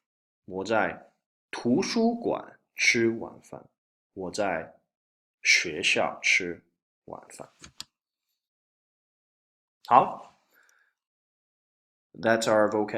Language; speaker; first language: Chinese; non-native, fluent; English